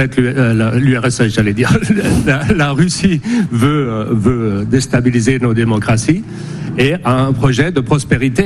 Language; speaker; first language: French; non-native, fluent; Spanish